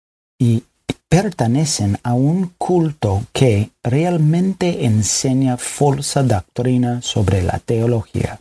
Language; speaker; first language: Spanish; non-native, fluent; English